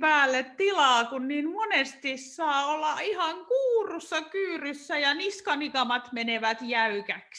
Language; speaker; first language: Finnish; native; Finnish